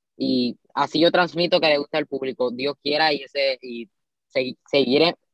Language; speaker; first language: Spanish; native; Spanish